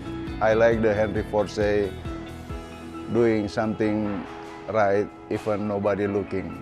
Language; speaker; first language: English; non-native, fluent; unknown